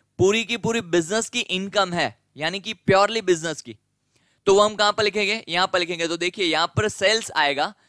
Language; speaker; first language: Hindi; non-native, local second language; Gujarati